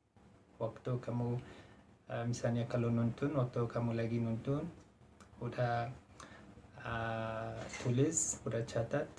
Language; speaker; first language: Indonesian; non-native, fluent; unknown